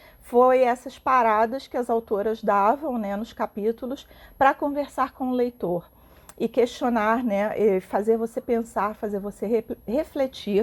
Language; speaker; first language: Portuguese; native; Portuguese